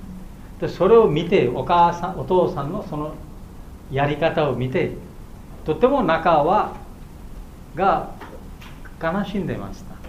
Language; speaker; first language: Japanese; non-native, learner; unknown